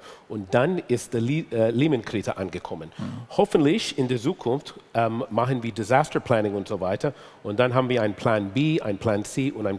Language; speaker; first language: German; non-native, fluent; English